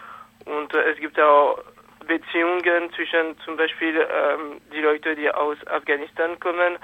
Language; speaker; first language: German; non-native, fluent; French